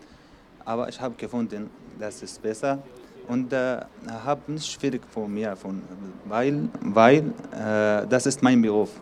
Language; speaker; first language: German; non-native, learner; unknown